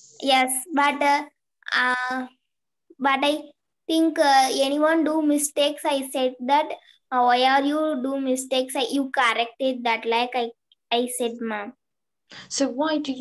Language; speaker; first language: English; non-native, learner; Tamil